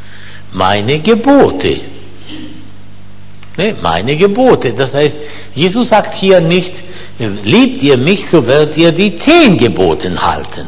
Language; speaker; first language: German; non-native, fluent; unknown